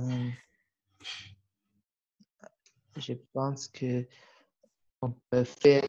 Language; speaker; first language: French; non-native, learner; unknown